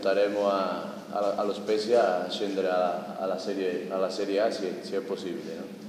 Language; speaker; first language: Italian; non-native, fluent; Spanish